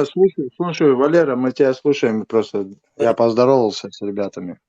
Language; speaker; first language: Russian; non-native, local second language; Kazakh